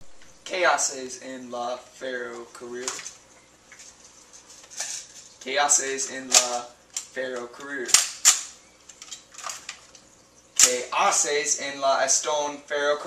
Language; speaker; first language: Spanish; non-native, learner; English